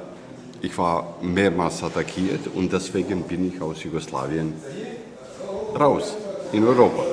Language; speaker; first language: German; non-native, learner; Serbian